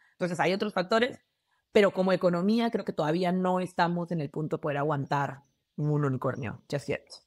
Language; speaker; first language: Spanish; native; Spanish